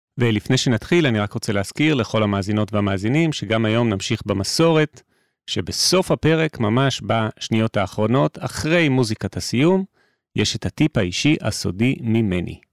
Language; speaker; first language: Hebrew; native; Hebrew